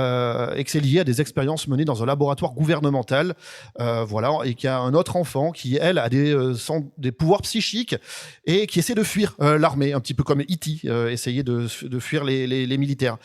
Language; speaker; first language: French; native; French